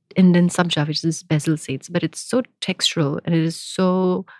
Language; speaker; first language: English; non-native, local second language; Gujarati